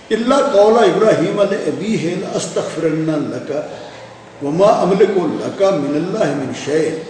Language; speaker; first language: Urdu; non-native, local second language; Punjabi